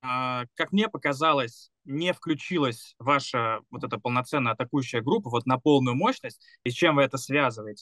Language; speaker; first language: Russian; native; Russian